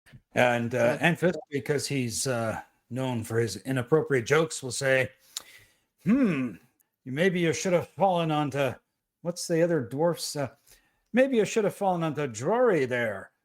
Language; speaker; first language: English; native; English